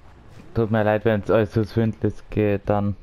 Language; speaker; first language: German; native; German